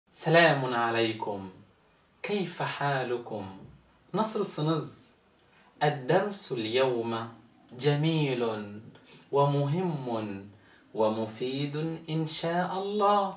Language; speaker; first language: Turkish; non-native, fluent; Arabic